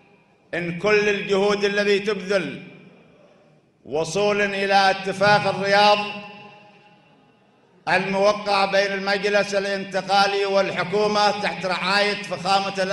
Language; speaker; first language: Arabic; native; Arabic